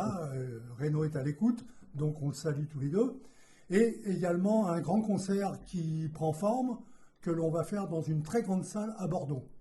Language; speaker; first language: French; native; French